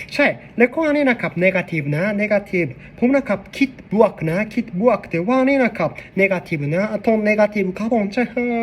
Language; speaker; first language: Thai; non-native, learner; Japanese